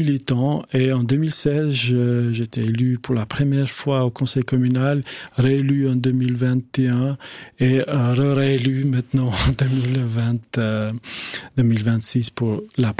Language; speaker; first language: French; non-native, fluent; Albanian